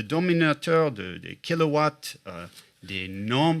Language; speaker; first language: French; non-native, fluent; English